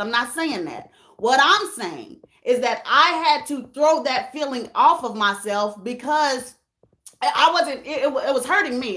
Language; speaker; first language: English; native; English